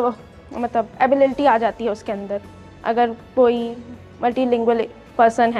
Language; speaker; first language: Hindi; native; Hindi